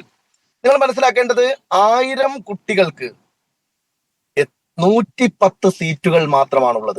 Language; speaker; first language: Malayalam; native; Malayalam